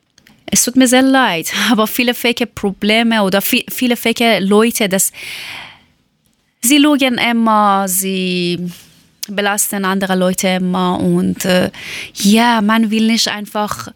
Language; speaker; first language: German; non-native, learner; Persian